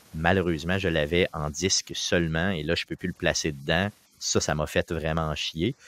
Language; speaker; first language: French; native; French